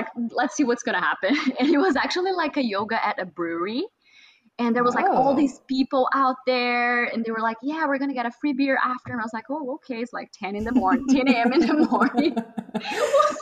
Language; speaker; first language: English; non-native, fluent; Portuguese